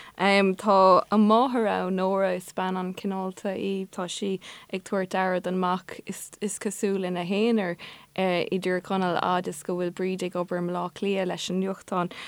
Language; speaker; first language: Irish; native; Irish